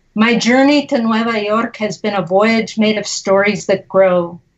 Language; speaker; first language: English; early bilingual, other home language; Spanish